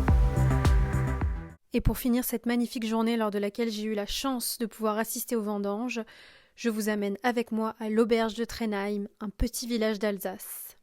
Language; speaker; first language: French; native; French